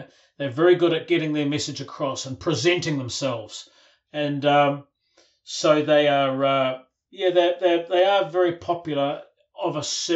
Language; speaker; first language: English; native; English